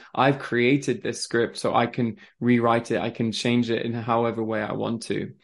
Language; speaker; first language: English; early bilingual, other home language; French